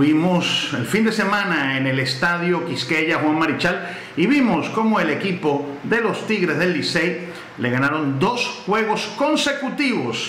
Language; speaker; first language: Spanish; native; Spanish